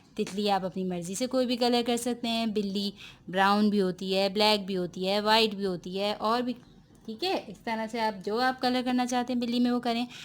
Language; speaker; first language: Urdu; native; Urdu